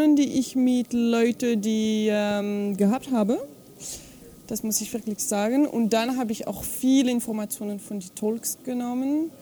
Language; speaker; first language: German; non-native, fluent; French